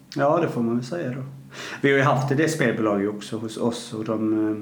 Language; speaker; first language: Swedish; native; Swedish